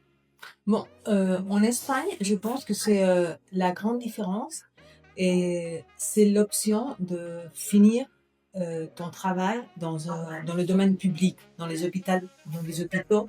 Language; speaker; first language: French; non-native, fluent; Spanish